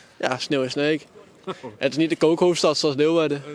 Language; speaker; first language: Dutch; native; Dutch